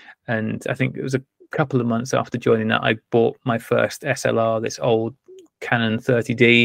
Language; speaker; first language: English; native; English